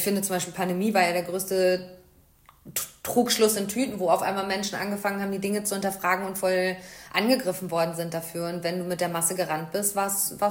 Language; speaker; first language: German; native; German